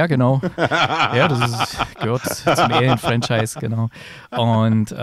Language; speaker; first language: German; native; German